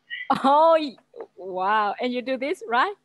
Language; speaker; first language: English; non-native, fluent; Vietnamese